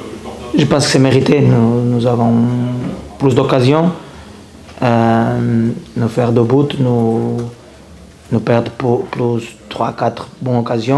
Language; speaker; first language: French; non-native, learner; Portuguese